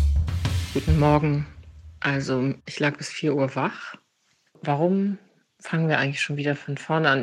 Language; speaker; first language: German; native; German